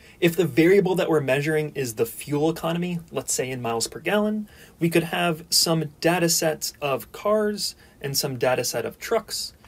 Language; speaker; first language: English; native; English